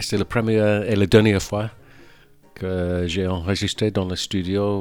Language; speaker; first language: French; non-native, fluent; English